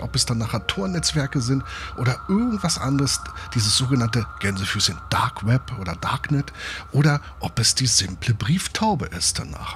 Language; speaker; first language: German; native; German